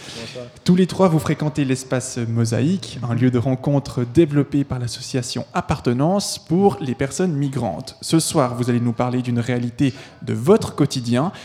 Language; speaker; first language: French; native; French